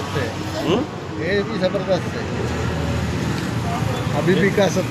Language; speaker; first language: Hindi; non-native, learner; Sinhala